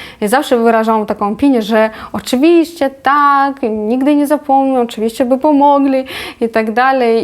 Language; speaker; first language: Polish; non-native, fluent; Ukrainian